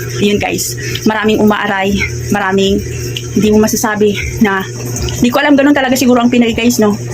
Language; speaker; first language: Filipino; non-native, local second language; Cebuano